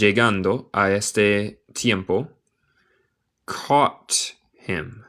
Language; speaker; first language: Spanish; non-native, learner; English